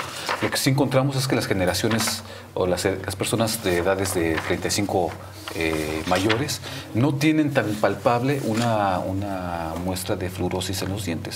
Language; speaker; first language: Spanish; native; Spanish